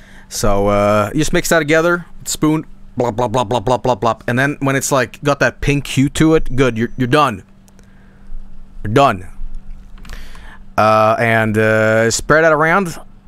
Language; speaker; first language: English; non-native, fluent; Swedish